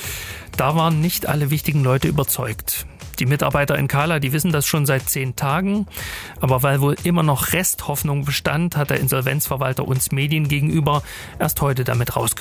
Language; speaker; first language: German; native; German